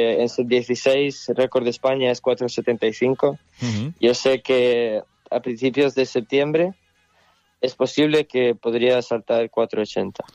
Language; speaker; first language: Spanish; early bilingual, other home language; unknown